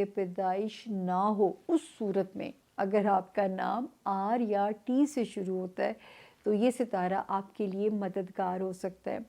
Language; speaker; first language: Urdu; native; Urdu